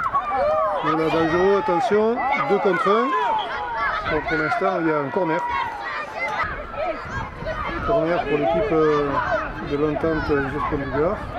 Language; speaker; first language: French; native; French